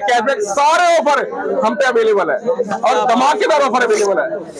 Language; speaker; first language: Hindi; native; Hindi